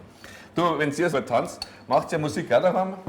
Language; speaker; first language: German; native; German